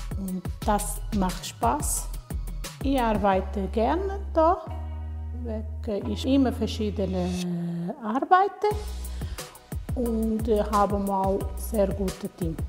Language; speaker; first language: German; non-native, learner; Portuguese